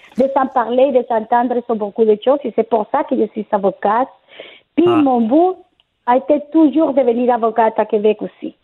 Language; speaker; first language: French; non-native, fluent; Spanish